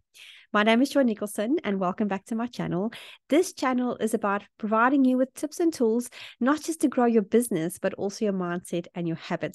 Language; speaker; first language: English; native; English